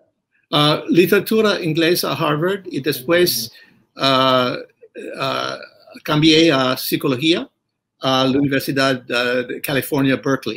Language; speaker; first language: Spanish; non-native, fluent; English